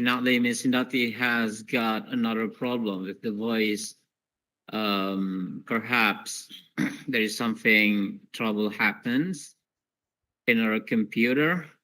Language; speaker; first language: English; non-native, fluent; Indonesian